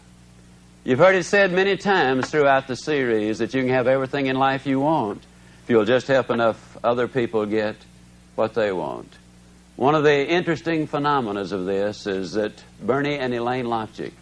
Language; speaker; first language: English; native; English